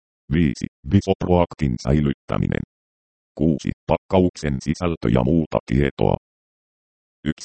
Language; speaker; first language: Finnish; native; Finnish